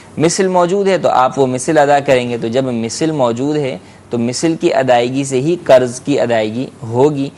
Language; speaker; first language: Urdu; native; Urdu